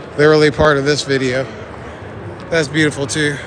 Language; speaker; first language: English; native; English